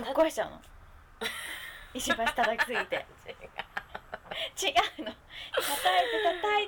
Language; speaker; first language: Japanese; native; Japanese